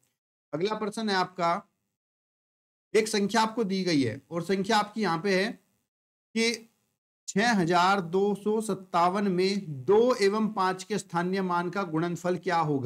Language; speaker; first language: Hindi; native; Hindi